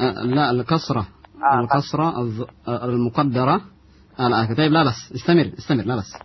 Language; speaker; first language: Arabic; non-native, fluent; Indonesian